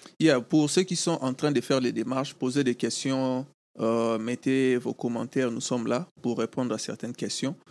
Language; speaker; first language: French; non-native, local second language; Lingala